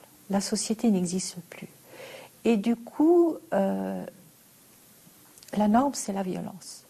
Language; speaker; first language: French; non-native, local second language; Arabic